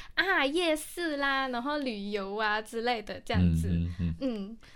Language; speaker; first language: Chinese; native; Chinese